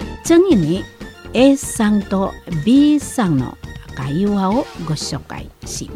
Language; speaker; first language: Japanese; non-native, learner; Indonesian